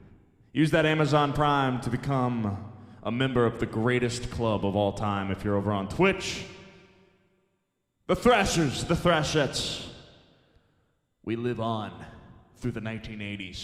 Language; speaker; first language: English; native; English